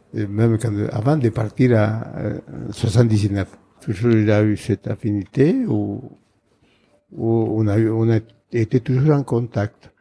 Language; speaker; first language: French; non-native, fluent; Spanish